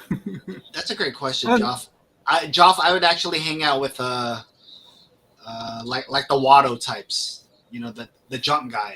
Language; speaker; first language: English; native; English